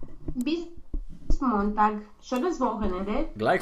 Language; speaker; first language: German; non-native, learner; Romanian